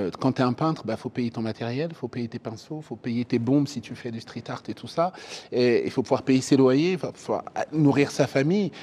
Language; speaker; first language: French; early bilingual, other home language; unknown